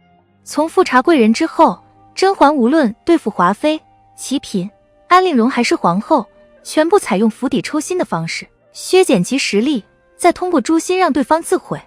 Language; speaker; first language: Chinese; native; Chinese